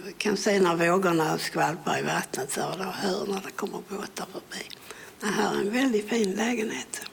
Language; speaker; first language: Swedish; early bilingual, other home language; English